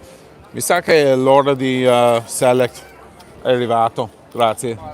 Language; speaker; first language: Italian; non-native, fluent; English